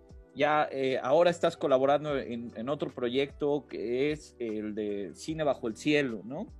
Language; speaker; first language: Spanish; native; Spanish